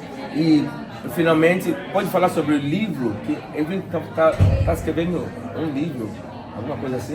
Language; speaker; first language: Portuguese; non-native, fluent; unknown